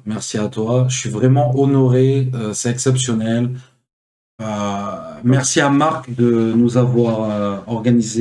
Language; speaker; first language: French; native; French